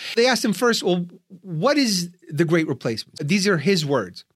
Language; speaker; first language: English; early bilingual, other home language; Russian